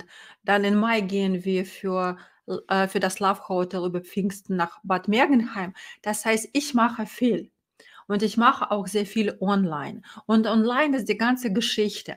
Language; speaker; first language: German; non-native, fluent; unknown